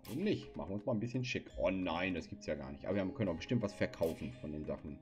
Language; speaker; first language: German; native; German